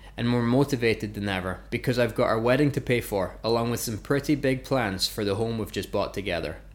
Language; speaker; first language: English; native; English